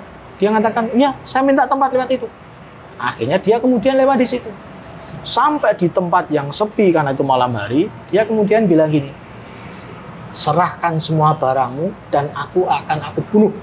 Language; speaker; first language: Indonesian; native; Indonesian